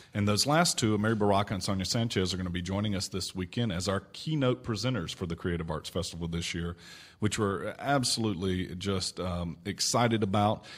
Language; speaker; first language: English; native; English